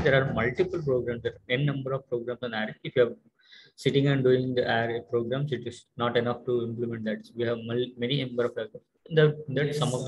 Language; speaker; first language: English; non-native, local second language; Telugu